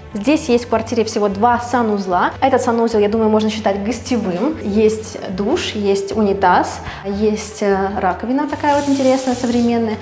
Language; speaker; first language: Russian; native; Russian